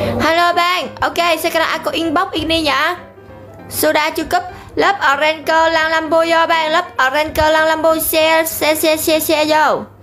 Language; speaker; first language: Indonesian; non-native, learner; Vietnamese